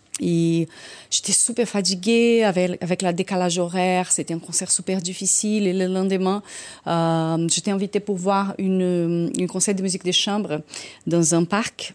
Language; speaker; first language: French; non-native, fluent; Portuguese